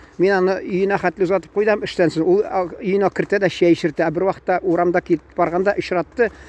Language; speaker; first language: Tatar; native; Tatar